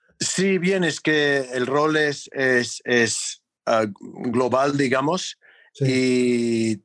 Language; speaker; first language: Spanish; non-native, fluent; English